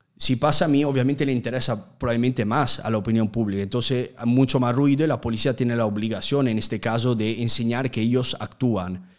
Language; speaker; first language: Spanish; non-native, fluent; Italian